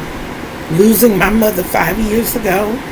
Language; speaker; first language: English; native; English